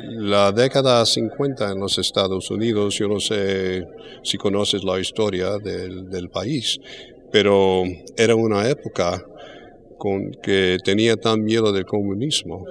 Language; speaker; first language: Spanish; early bilingual, heritage; English